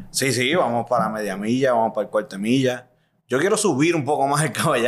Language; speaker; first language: Spanish; native; Spanish